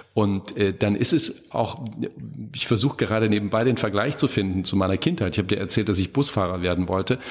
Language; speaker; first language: German; native; German